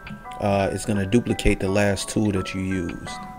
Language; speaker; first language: English; native; English